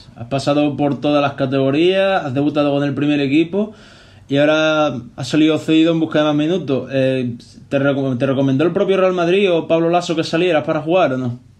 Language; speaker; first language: Spanish; native; Spanish